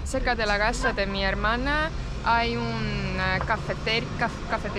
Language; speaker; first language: Spanish; non-native, fluent; Estonian